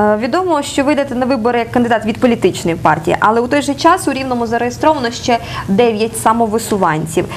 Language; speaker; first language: Ukrainian; native; Ukrainian